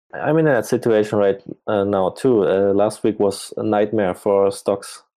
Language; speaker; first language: English; non-native, fluent; German